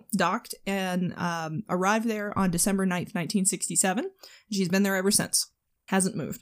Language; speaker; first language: English; native; English